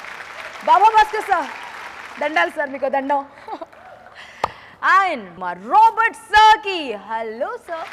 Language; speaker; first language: Telugu; native; Telugu